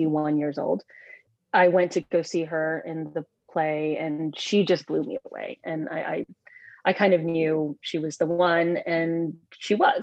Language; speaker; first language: English; native; English